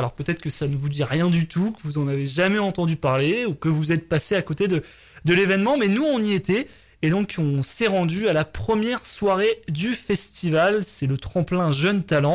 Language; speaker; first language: French; native; French